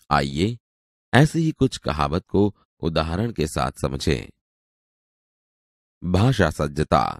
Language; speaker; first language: Hindi; non-native, local second language; Gujarati